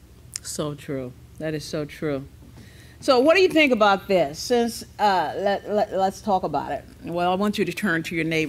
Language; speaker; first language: English; native; English